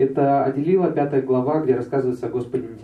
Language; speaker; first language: Russian; native; Russian